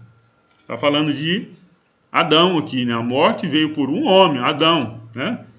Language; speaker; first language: Portuguese; native; Portuguese